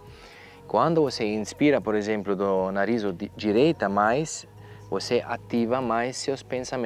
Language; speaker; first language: Portuguese; non-native, fluent; German